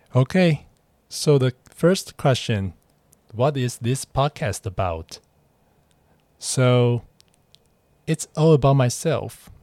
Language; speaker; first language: English; non-native, fluent; Chinese